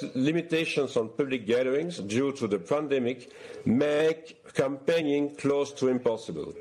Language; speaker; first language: English; non-native, fluent; French